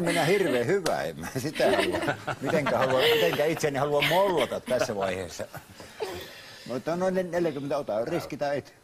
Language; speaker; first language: Finnish; native; Finnish